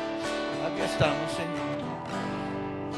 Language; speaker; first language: Spanish; native; Spanish